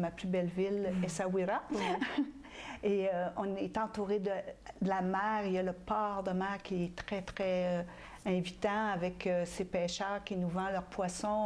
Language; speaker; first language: French; native; French